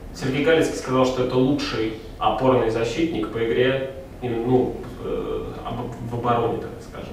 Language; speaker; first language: Russian; native; Russian